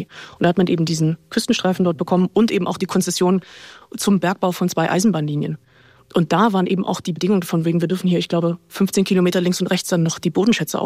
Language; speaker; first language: German; native; German